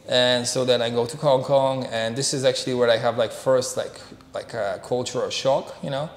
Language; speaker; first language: English; non-native, fluent; Polish